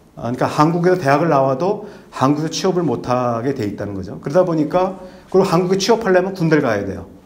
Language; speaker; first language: Korean; native; Korean